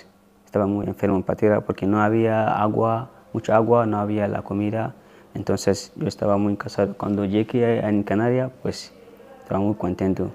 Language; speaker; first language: Spanish; non-native, learner; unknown